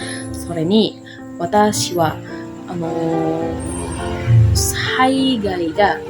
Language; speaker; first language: Japanese; non-native, learner; Indonesian